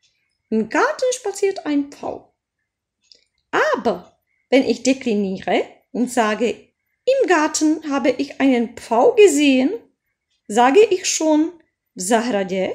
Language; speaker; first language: German; non-native, fluent; Czech